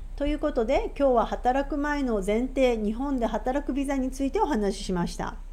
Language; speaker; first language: Japanese; native; Japanese